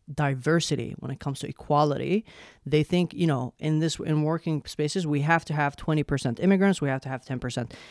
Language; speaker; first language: English; non-native, fluent; Arabic